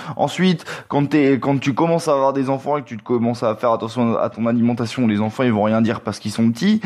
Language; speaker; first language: French; native; French